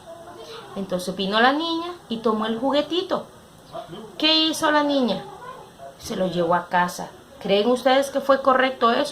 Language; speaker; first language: Spanish; native; Spanish